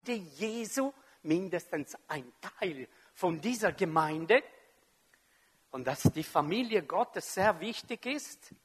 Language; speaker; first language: German; non-native, fluent; French